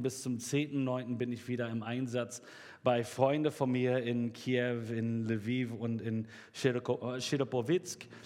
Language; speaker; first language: German; native; German